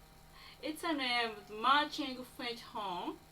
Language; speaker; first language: English; non-native, learner; Japanese